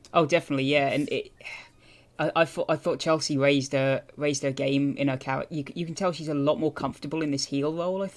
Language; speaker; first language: English; native; English